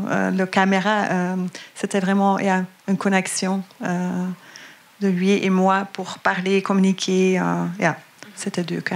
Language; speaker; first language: French; non-native, learner; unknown